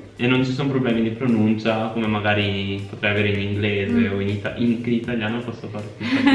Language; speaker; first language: Italian; native; Italian